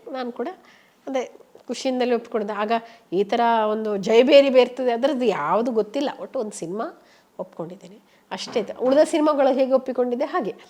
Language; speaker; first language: Kannada; non-native, local second language; Tulu